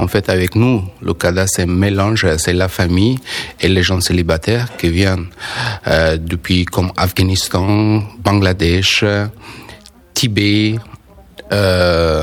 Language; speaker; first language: French; non-native, learner; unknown